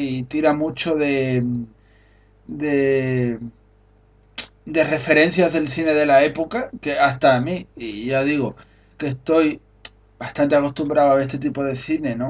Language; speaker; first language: Spanish; native; Spanish